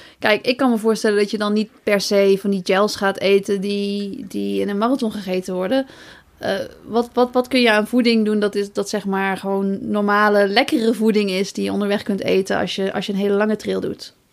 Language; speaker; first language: Dutch; native; Dutch